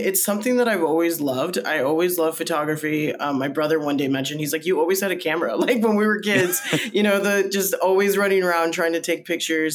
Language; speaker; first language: English; early bilingual, other home language; Spanish